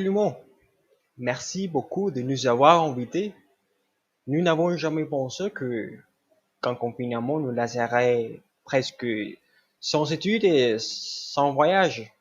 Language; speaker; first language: French; non-native, learner; Spanish